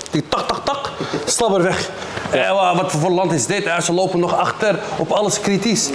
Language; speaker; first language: Dutch; early bilingual, other home language; Arabic